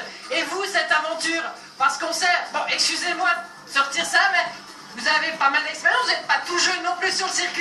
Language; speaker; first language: French; native; French